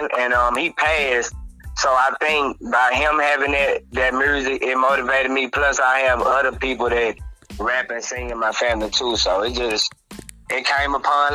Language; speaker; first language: English; native; English